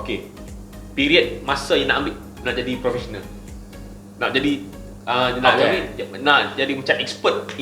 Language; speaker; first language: Malay; native; Malay